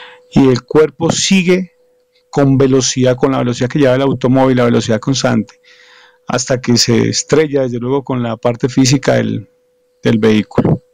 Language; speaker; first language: Spanish; native; Spanish